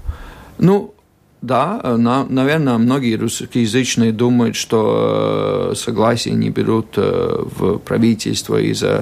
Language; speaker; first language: Russian; non-native, local second language; Latvian